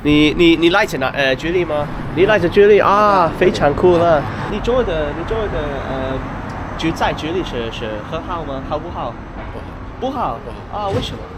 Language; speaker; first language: Chinese; non-native, learner; English